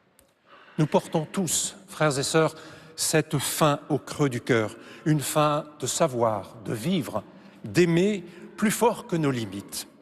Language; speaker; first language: French; native; French